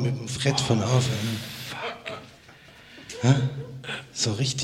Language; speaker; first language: German; native; German